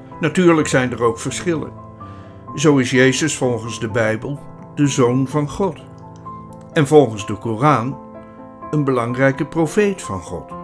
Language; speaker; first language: Dutch; non-native, fluent; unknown